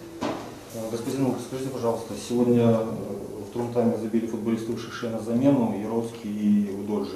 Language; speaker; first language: Russian; native; Russian